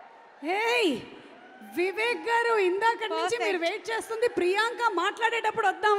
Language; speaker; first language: Telugu; native; Telugu